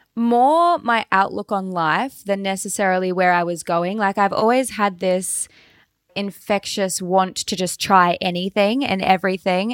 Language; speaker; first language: English; native; English